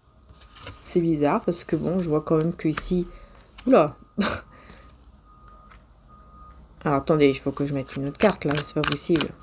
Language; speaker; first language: French; native; French